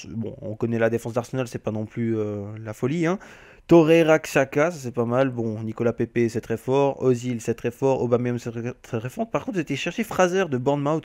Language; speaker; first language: French; native; French